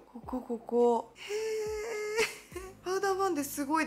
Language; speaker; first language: Japanese; native; Japanese